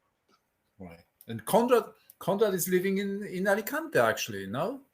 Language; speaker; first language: English; non-native, fluent; Polish